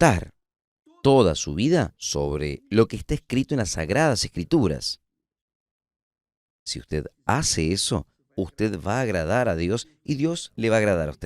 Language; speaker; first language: Spanish; non-native, fluent; Portuguese